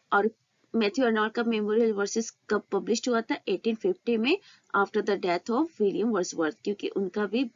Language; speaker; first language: Hindi; native; Hindi